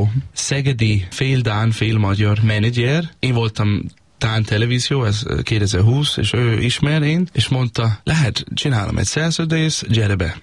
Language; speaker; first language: Hungarian; non-native, learner; Danish